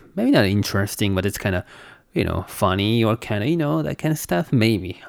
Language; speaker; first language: English; non-native, fluent; Japanese